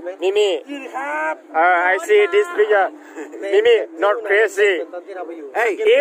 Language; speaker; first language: English; non-native, learner; Thai